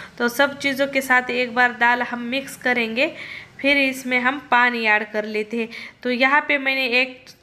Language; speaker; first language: Hindi; non-native, local second language; Marathi